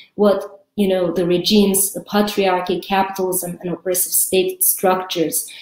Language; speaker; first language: English; early bilingual, other home language; Kurdish